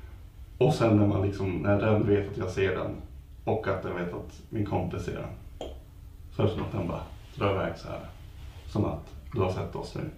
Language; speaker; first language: Swedish; native; Swedish